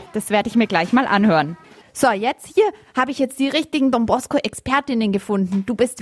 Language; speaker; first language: German; native; German